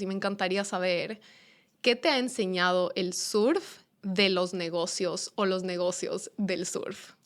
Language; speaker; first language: Spanish; native; Spanish